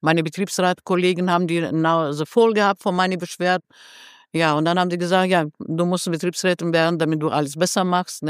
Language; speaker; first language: German; non-native, fluent; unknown